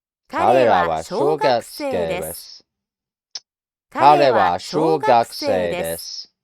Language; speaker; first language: Japanese; non-native, learner; English